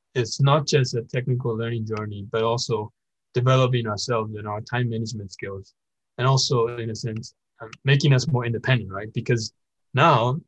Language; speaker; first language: English; non-native, fluent; Burmese